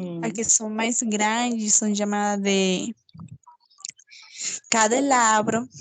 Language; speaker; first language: Portuguese; non-native, fluent; Spanish